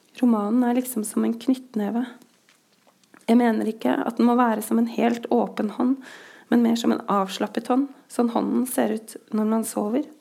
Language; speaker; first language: Norwegian; native; Norwegian